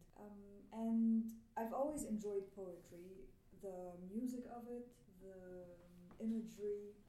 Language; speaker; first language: English; non-native, fluent; Arabic